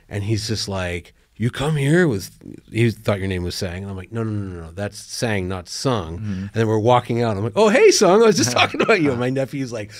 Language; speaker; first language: English; native; English